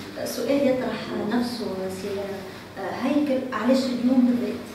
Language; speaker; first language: Arabic; native; Arabic